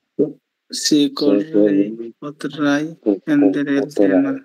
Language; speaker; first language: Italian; non-native, learner; Bangla